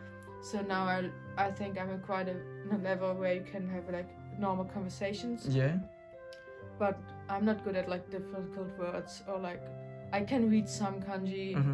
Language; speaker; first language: English; non-native, fluent; German